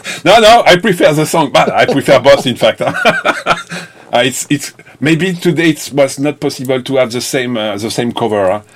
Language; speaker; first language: English; non-native, learner; French